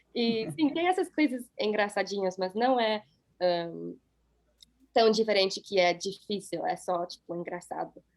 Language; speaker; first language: Portuguese; non-native, fluent; English